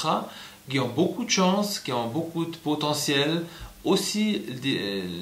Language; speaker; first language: French; non-native, local second language; German